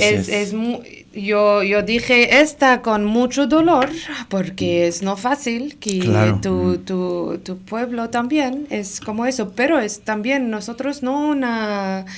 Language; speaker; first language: Spanish; non-native, learner; Arabic